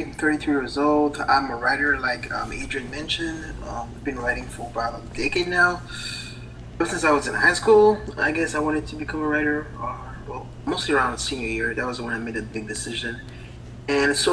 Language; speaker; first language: English; non-native, fluent; Haitian Creole